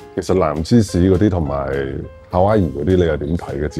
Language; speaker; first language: Cantonese; native; Cantonese